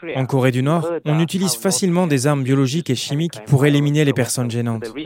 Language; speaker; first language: French; non-native, fluent; Korean